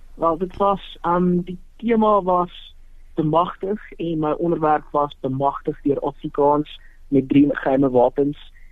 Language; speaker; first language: Afrikaans; non-native, local second language; Tswana